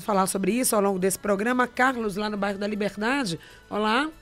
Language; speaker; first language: Portuguese; native; Portuguese